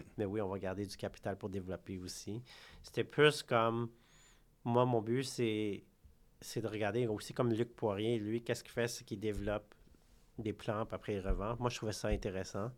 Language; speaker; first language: French; early bilingual, other home language; Khmer